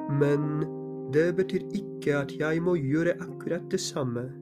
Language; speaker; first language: Norwegian; non-native, fluent; Polish